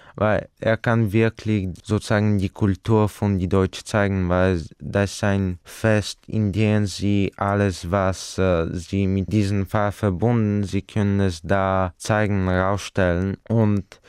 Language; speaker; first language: German; non-native, fluent; Bulgarian